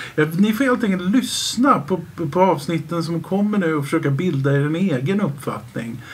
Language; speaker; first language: Swedish; native; Swedish